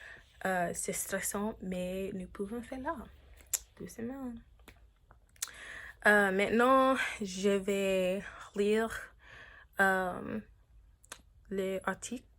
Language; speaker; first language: French; non-native, learner; English